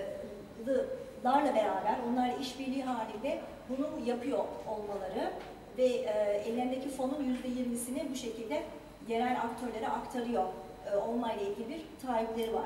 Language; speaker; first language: Turkish; native; Turkish